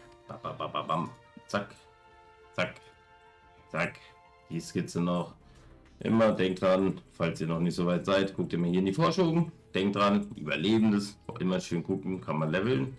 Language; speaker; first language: German; native; German